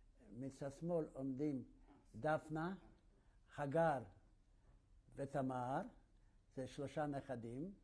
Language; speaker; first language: Hebrew; non-native, fluent; Yiddish